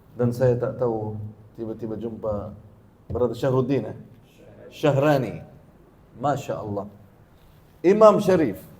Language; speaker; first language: Malay; non-native, learner; Arabic